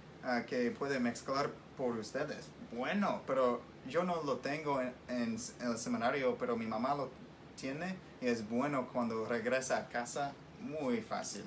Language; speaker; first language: Spanish; non-native, fluent; English